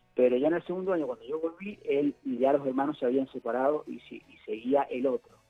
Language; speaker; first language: Spanish; native; Spanish